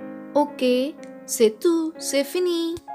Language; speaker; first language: French; non-native, fluent; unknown